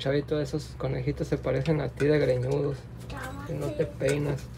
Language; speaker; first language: Spanish; native; Spanish